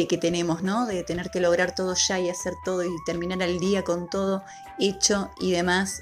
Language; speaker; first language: Spanish; native; Spanish